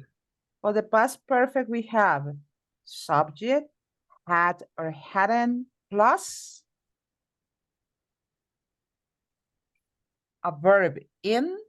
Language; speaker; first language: English; non-native, fluent; Spanish